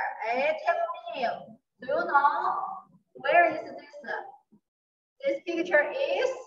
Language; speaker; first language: English; non-native, learner; Chinese